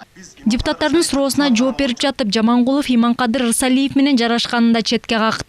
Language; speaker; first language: Kyrgyz; native; Kyrgyz